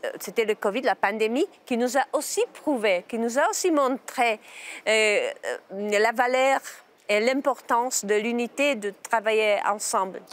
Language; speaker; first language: French; non-native, learner; Czech